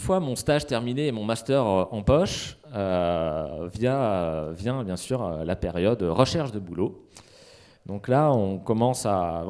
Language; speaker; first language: French; native; French